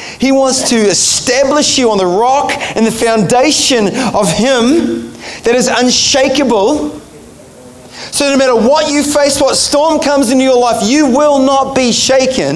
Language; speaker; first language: English; native; English